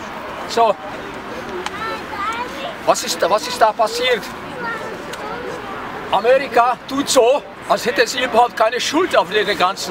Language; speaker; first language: German; non-native, fluent; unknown